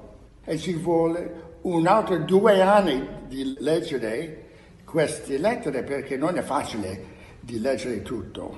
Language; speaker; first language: Italian; non-native, learner; English